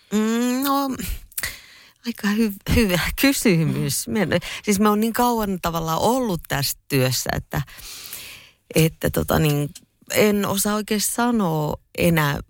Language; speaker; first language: Finnish; native; Finnish